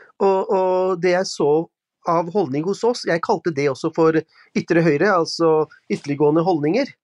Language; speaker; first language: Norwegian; early bilingual, other home language; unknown